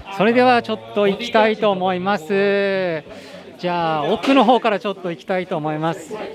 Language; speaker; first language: Japanese; native; Japanese